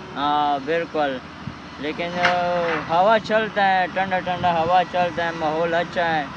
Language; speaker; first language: Hindi; non-native, local second language; Pashto